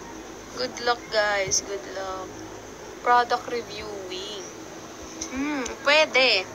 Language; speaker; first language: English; non-native, local second language; Filipino